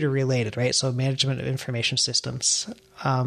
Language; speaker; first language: English; native; English